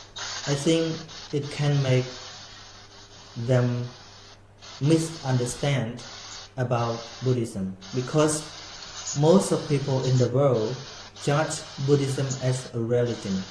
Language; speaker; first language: English; non-native, fluent; Khmer